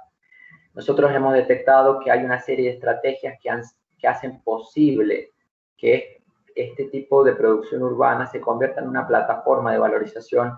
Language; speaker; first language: Spanish; native; Spanish